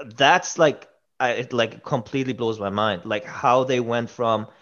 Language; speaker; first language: English; early bilingual, other home language; German